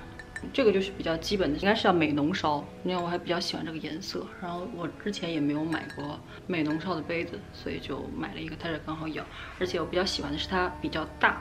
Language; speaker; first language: Chinese; native; Chinese